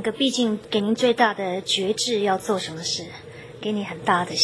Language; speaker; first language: Chinese; native; Chinese